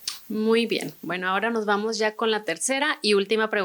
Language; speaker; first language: Spanish; native; Spanish